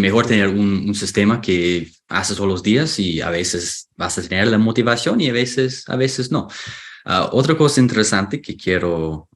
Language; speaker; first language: Spanish; non-native, fluent; English